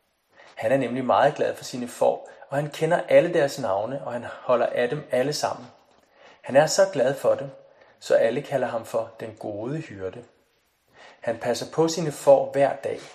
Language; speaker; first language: Danish; native; Danish